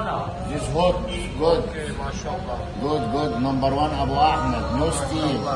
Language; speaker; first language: English; non-native, learner; Arabic